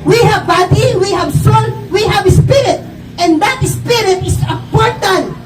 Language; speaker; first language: English; non-native, local second language; Filipino